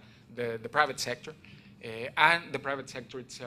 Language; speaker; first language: English; non-native, fluent; Spanish